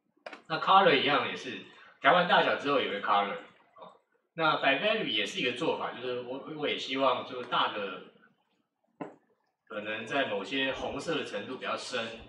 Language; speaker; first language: Chinese; native; Chinese